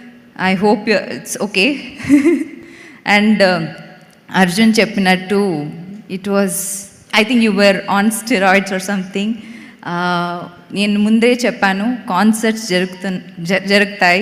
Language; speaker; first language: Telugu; non-native, fluent; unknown